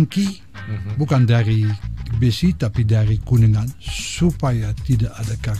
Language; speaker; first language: Indonesian; non-native, fluent; Dutch